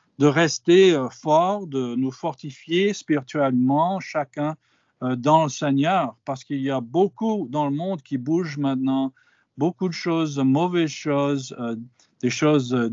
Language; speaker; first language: French; non-native, fluent; English